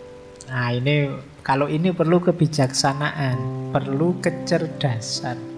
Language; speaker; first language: Indonesian; native; Indonesian